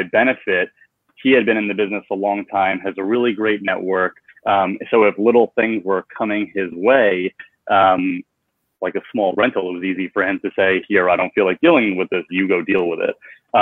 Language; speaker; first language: English; native; English